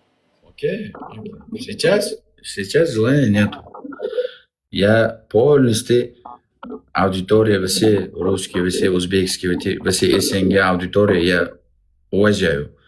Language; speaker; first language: Russian; non-native, local second language; Uzbek